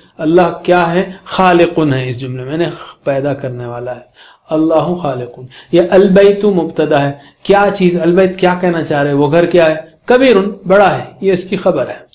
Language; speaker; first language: Urdu; native; Urdu